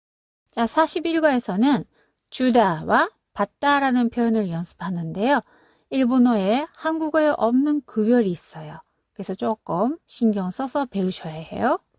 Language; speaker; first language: Korean; non-native, fluent; Japanese